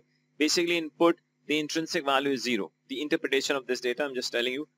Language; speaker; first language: English; non-native, local second language; Urdu